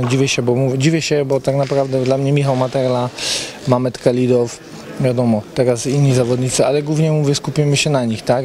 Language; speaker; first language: Polish; native; Polish